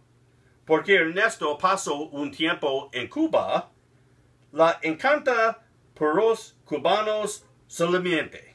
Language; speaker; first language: Spanish; non-native, learner; English